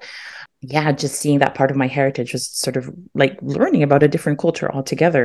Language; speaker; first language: English; non-native, local second language; German